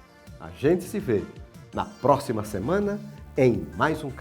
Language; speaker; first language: Portuguese; native; Portuguese